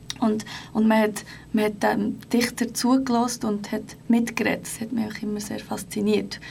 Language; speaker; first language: German; early bilingual, other home language; Turkish